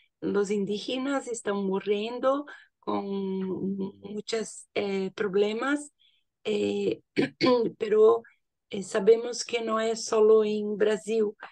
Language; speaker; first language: Spanish; non-native, learner; Portuguese